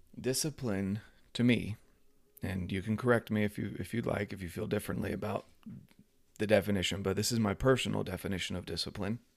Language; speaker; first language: English; native; English